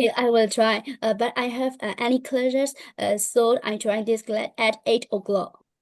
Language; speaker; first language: English; non-native, learner; Burmese